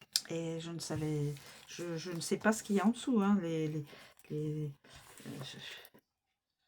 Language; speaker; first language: French; native; French